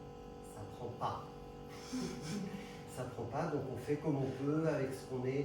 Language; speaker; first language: French; native; French